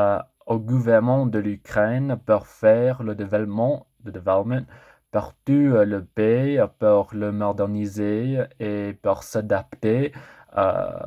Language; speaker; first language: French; non-native, learner; English